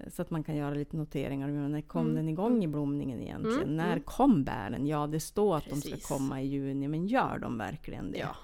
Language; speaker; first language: Swedish; native; Swedish